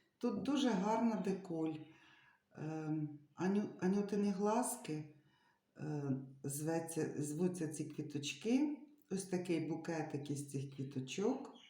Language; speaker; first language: Ukrainian; non-native, local second language; Russian